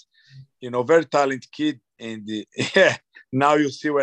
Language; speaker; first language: English; non-native, fluent; Portuguese